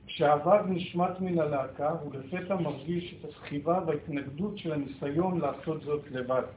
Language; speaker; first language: Hebrew; native; Hebrew